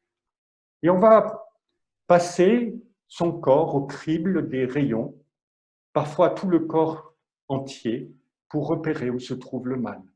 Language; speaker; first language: French; native; French